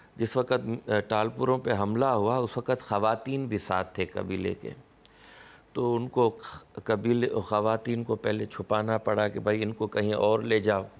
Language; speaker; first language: Urdu; non-native, local second language; Sindhi